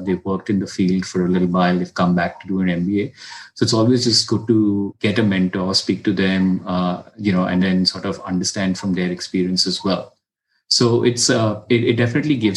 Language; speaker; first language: English; non-native, local second language; Hindi